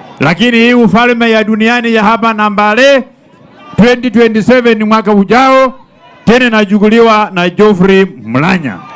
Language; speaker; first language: Swahili; non-native, local second language; Luyia